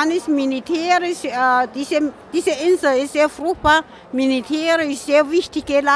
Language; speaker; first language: German; non-native, fluent; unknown